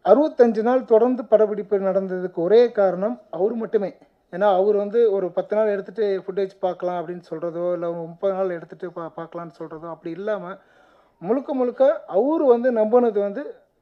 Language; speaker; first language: Tamil; native; Tamil